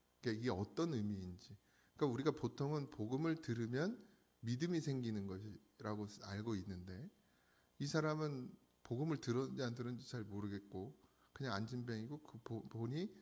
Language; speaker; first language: Korean; native; Korean